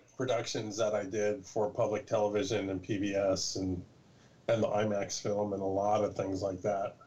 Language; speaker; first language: English; native; English